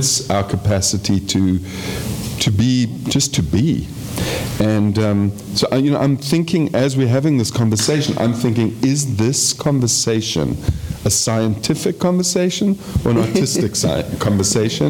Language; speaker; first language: English; native; English